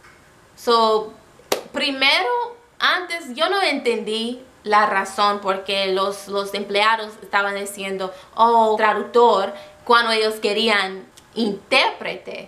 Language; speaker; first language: Spanish; non-native, fluent; English